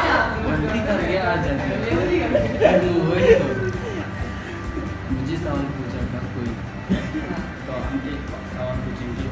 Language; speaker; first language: Hindi; non-native, local second language; Tibetan